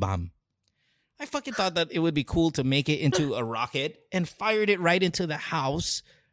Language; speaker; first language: English; non-native, local second language; Filipino